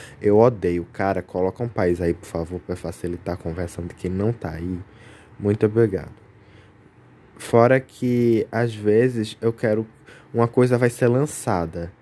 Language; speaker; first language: Portuguese; native; Portuguese